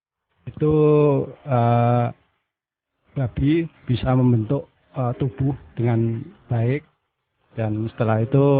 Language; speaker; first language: Indonesian; non-native, local second language; Javanese